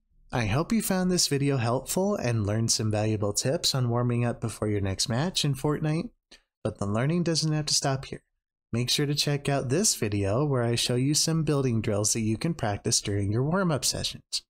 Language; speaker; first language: English; native; English